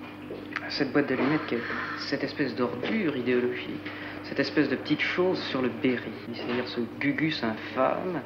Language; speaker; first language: French; native; French